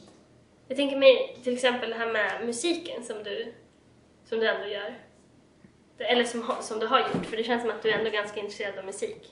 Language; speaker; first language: Swedish; native; Swedish